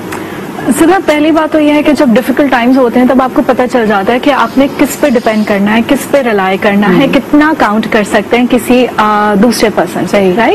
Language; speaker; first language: Urdu; native; Urdu